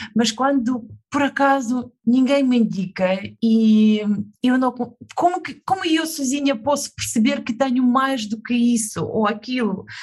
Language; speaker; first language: Portuguese; non-native, fluent; Russian